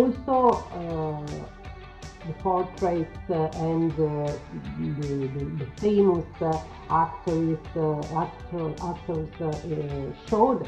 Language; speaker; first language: English; non-native, learner; Italian